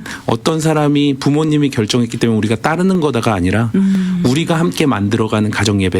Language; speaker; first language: Korean; native; Korean